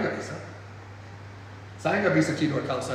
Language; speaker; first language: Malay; non-native, learner; English